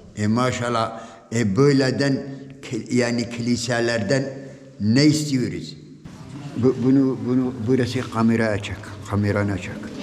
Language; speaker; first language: Turkish; non-native, local second language; Turoyo